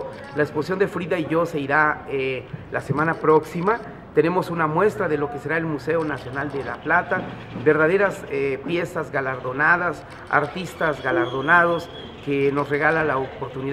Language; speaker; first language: Spanish; native; Spanish